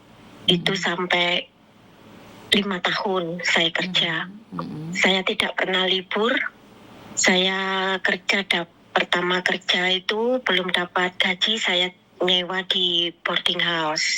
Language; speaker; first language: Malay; non-native, local second language; Javanese